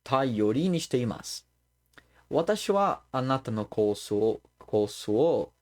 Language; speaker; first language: Japanese; non-native, learner; Portuguese